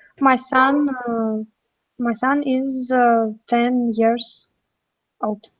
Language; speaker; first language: English; non-native, learner; Russian